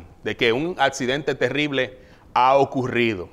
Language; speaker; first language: Spanish; native; Spanish